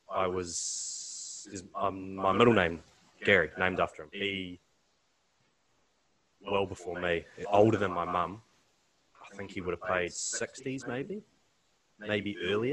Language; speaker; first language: English; native; English